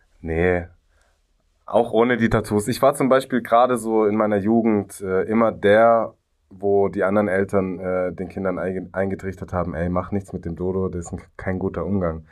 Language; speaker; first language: German; native; German